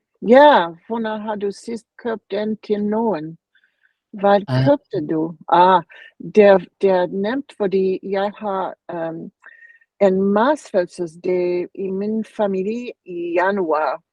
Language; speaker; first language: Danish; non-native, learner; English